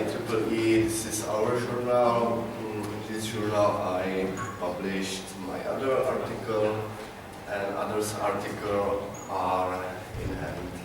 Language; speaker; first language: English; non-native, learner; Czech